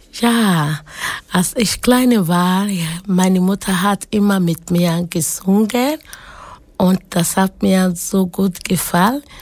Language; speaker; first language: German; non-native, learner; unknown